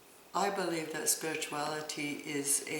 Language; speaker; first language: English; native; English